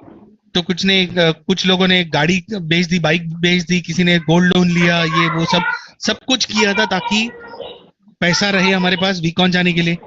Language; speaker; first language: Hindi; native; Hindi